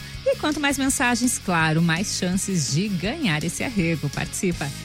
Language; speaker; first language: Portuguese; native; Portuguese